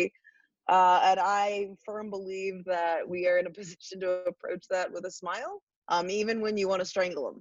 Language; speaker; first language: English; native; English